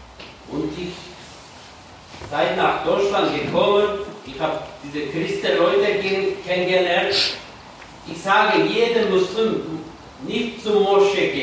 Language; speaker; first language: German; non-native, learner; Kurdish